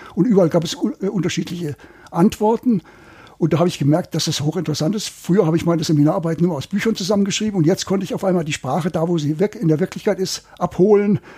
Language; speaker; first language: German; native; German